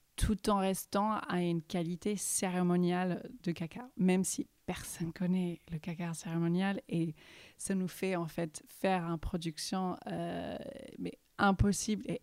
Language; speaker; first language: French; early bilingual, heritage; English